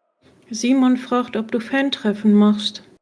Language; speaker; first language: German; native; German